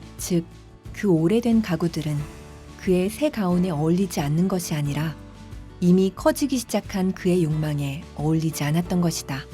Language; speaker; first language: Korean; native; Korean